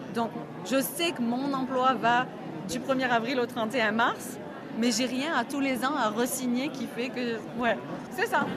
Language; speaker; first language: French; native; French